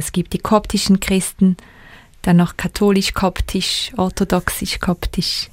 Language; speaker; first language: German; native; German